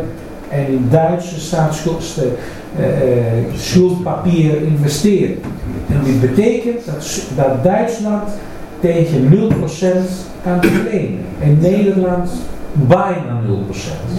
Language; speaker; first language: Dutch; non-native, fluent; Greek